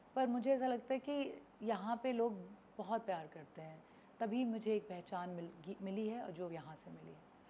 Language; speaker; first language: Hindi; non-native, local second language; Bhojpuri